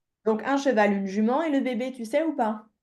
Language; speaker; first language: French; native; French